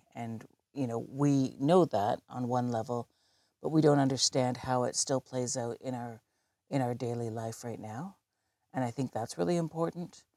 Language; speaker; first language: English; native; English